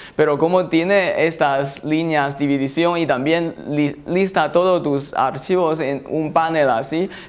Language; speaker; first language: Spanish; non-native, fluent; Chinese